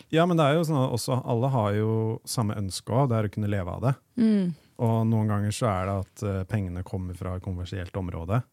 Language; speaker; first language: Norwegian; native; Norwegian